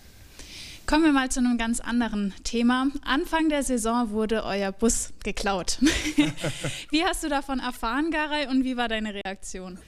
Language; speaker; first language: German; native; German